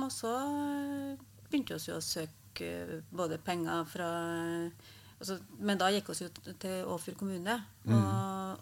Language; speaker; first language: Norwegian; native; Norwegian